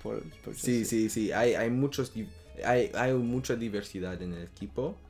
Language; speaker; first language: Spanish; non-native, learner; French